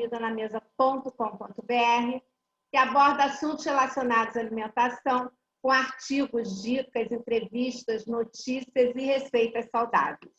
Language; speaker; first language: Portuguese; native; Portuguese